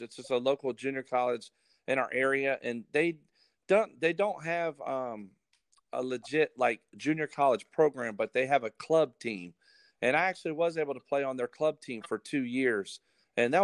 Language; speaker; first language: English; native; English